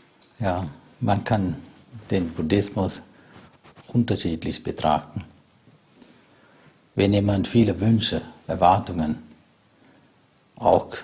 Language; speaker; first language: German; non-native, fluent; Sinhala